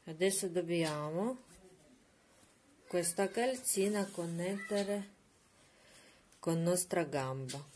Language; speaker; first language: Italian; non-native, learner; Russian